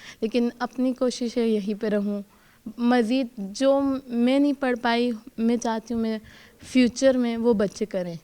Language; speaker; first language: Urdu; non-native, local second language; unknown